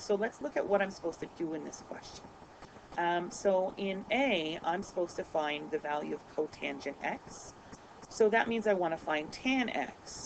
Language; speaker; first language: English; native; English